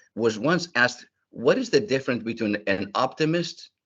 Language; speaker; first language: English; early bilingual, other home language; Greek